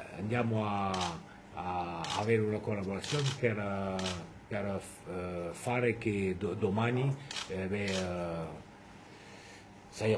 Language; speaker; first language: Italian; non-native, fluent; French